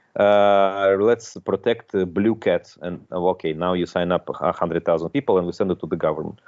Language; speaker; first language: English; non-native, fluent; Russian